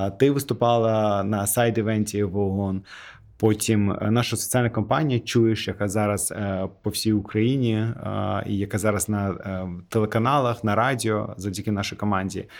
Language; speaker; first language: Ukrainian; non-native, fluent; Azerbaijani